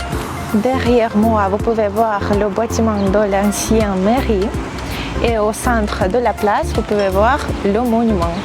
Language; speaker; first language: French; non-native, fluent; Russian